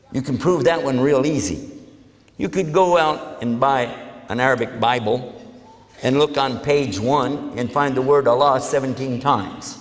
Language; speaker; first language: English; native; English